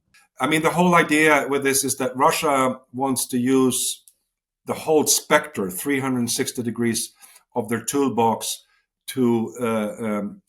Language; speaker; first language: English; non-native, fluent; Swedish